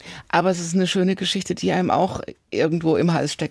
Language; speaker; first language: German; native; German